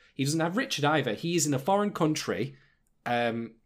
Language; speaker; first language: English; native; English